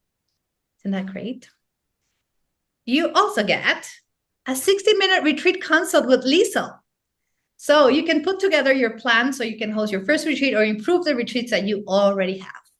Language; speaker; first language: English; non-native, fluent; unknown